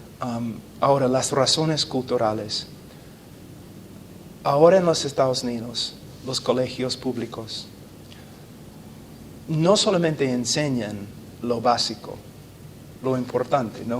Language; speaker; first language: Spanish; non-native, fluent; English